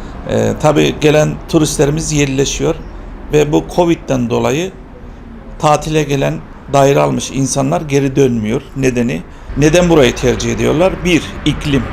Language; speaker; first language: Turkish; native; Turkish